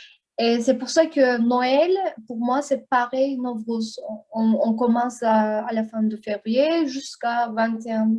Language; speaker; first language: French; non-native, learner; Azerbaijani